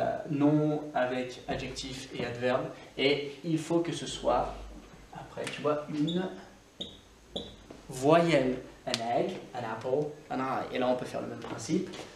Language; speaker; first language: French; non-native, fluent; English